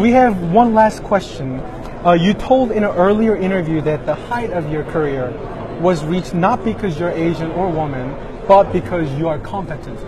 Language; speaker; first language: English; non-native, fluent; Korean